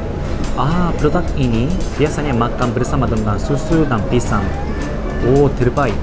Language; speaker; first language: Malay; non-native, learner; Japanese